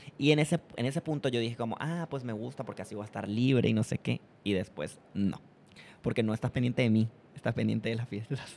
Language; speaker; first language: Spanish; native; Spanish